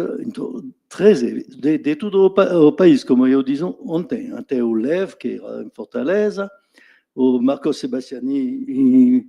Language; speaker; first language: Portuguese; non-native, fluent; French